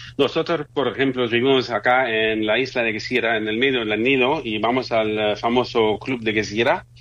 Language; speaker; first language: Spanish; non-native, fluent; German